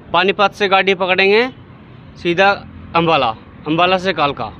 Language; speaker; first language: Hindi; native; Hindi